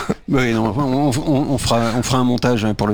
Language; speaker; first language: French; native; French